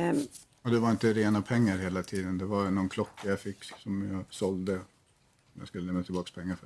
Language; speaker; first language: Swedish; native; Swedish